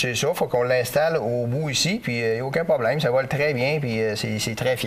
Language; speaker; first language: French; native; French